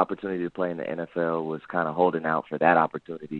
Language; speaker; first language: English; native; English